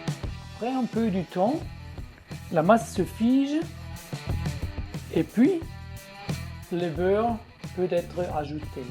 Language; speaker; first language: French; non-native, learner; German